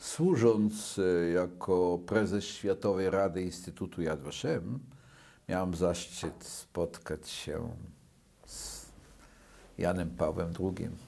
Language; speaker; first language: Polish; early bilingual, other home language; Yiddish